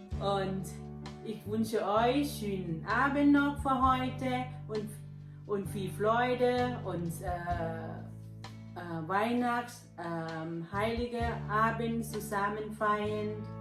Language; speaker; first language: German; non-native, learner; Thai